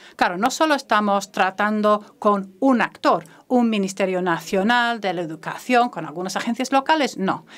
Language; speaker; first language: Spanish; non-native, fluent; French